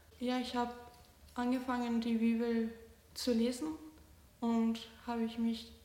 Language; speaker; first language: German; non-native, learner; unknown